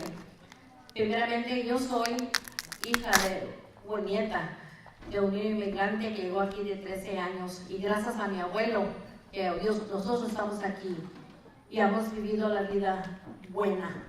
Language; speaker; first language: Spanish; early bilingual, heritage; Spanish